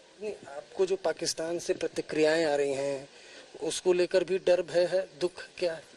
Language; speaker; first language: Hindi; native; Hindi